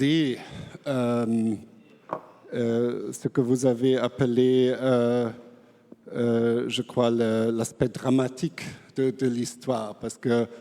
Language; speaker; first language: French; non-native, fluent; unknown